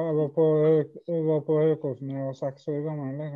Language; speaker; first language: Norwegian; native; Norwegian